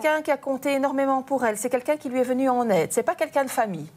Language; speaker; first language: French; native; French